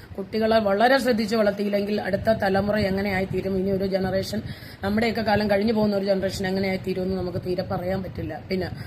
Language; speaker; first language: Malayalam; native; Malayalam